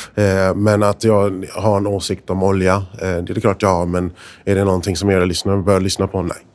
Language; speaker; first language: Swedish; non-native, fluent; English